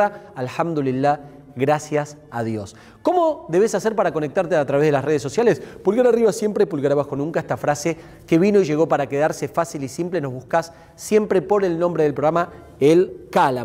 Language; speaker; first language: Spanish; native; Spanish